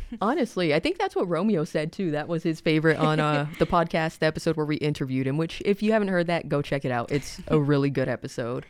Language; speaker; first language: English; early bilingual, other home language; Spanish